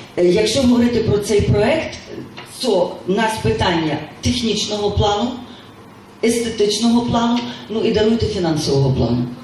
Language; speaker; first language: Ukrainian; native; Ukrainian